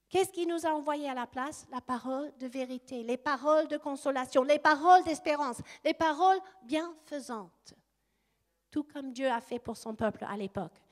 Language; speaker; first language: French; non-native, fluent; English